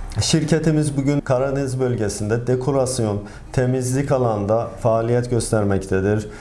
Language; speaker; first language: Turkish; non-native, fluent; Persian